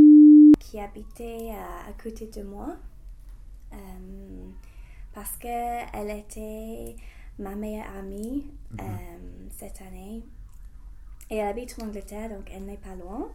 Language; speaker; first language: French; non-native, fluent; English